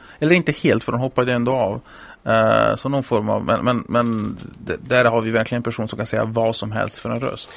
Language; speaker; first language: Swedish; non-native, fluent; Italian